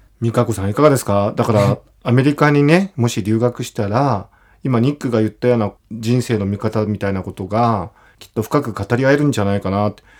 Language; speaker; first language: Japanese; native; Japanese